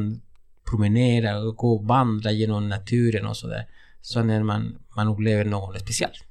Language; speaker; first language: Swedish; non-native, fluent; Spanish